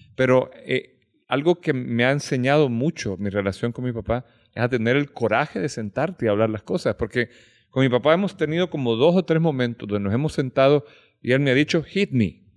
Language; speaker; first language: Spanish; native; Spanish